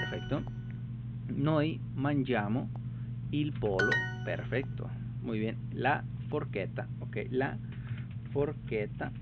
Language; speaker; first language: Italian; non-native, learner; Spanish